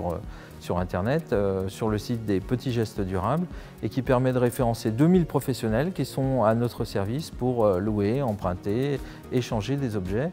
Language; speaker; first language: French; native; French